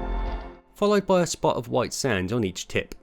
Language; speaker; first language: English; native; English